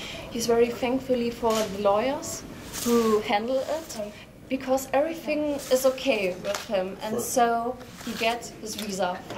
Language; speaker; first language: English; non-native, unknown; German